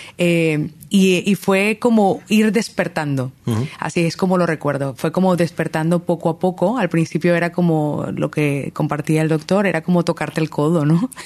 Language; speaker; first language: Spanish; native; Spanish